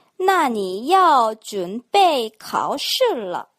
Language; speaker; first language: Chinese; non-native, fluent; Korean